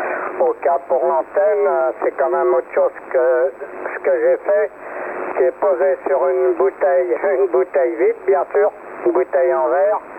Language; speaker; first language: French; native; French